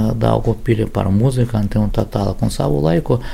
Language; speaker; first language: Latvian; non-native, local second language; Russian